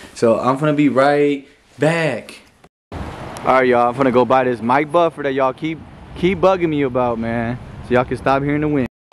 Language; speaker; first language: English; early bilingual, other home language; Spanish